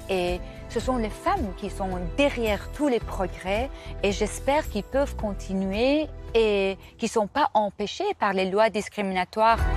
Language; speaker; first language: French; non-native, fluent; Persian